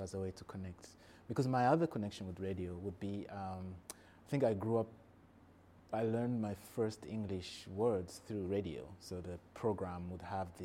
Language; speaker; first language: English; non-native, local second language; Kinyarwanda